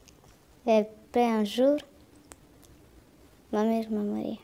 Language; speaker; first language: French; non-native, learner; Romanian